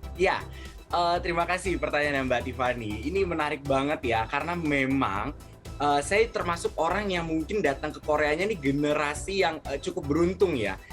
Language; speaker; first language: Indonesian; native; Indonesian